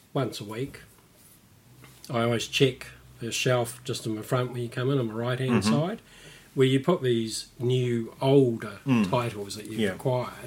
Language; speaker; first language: English; native; English